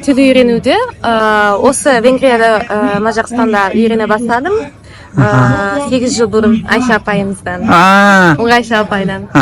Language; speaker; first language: Kazakh; non-native, fluent; Hungarian